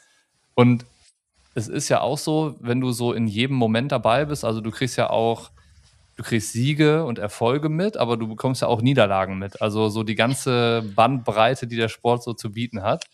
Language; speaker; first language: German; native; German